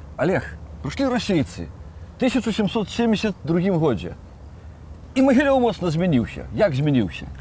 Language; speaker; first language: Belarusian; native; Belarusian